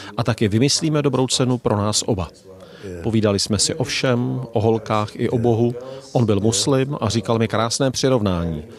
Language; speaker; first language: Czech; native; Czech